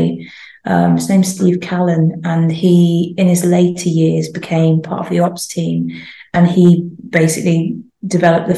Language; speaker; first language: English; native; English